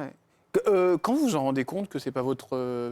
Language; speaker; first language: French; native; French